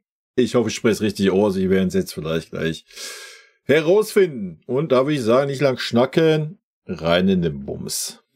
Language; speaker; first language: German; native; German